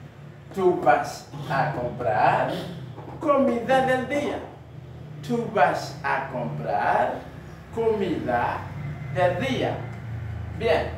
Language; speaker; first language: Spanish; non-native, learner; Haitian Creole